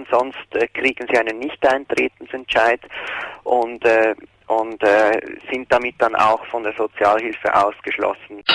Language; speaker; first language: German; native; German